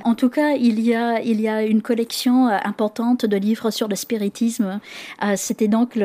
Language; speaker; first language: French; non-native, fluent; English